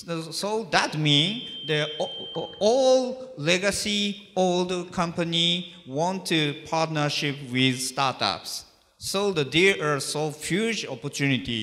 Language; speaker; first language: English; non-native, learner; Japanese